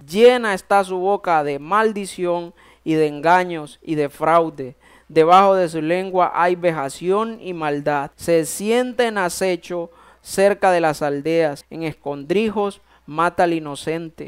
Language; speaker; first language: Spanish; native; Spanish